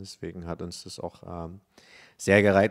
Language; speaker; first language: German; native; German